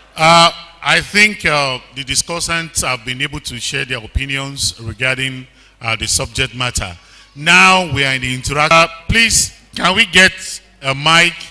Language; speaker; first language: English; non-native, local second language; Yoruba